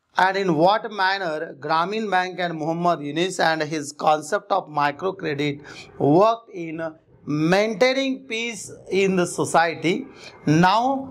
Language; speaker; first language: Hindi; non-native, local second language; Marathi